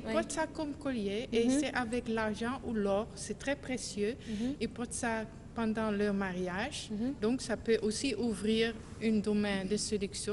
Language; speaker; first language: French; non-native, learner; Dutch